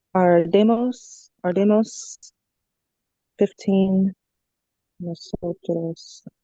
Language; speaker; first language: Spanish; non-native, learner; English